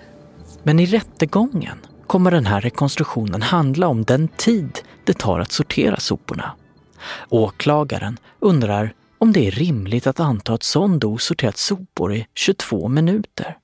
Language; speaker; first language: Swedish; native; Swedish